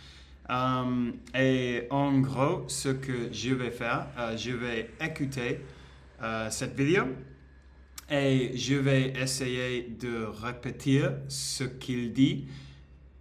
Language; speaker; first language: French; non-native, learner; Spanish